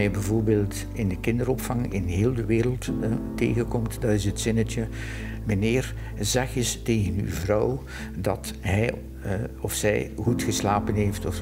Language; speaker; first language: Dutch; native; Dutch